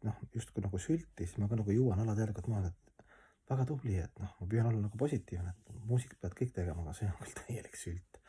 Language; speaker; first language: Estonian; native; Estonian